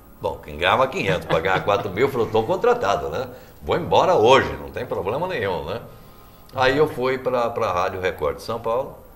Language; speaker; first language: Portuguese; native; Portuguese